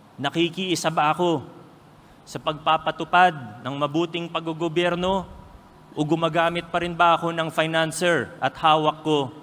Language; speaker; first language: Filipino; native; Filipino